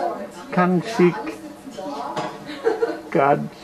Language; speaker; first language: German; native; German